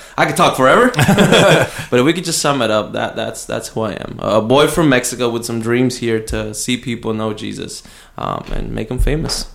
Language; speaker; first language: English; early bilingual, other home language; Spanish